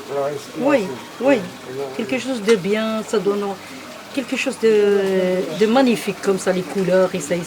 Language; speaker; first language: French; non-native, learner; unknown